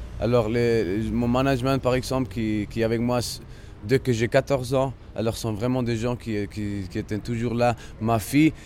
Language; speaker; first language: French; non-native, local second language; Spanish